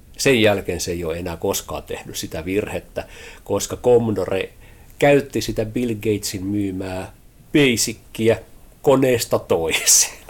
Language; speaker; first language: Finnish; early bilingual, heritage; Finnish